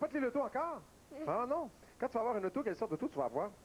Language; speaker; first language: French; native; French